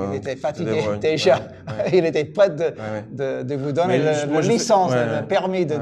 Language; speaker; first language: French; non-native, fluent; English